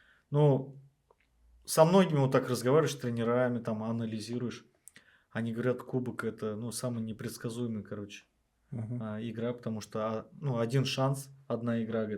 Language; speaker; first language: Russian; native; Russian